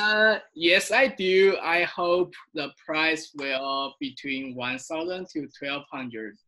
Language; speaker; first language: English; non-native, fluent; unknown